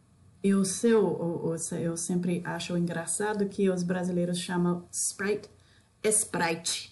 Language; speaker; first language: Portuguese; non-native, fluent; English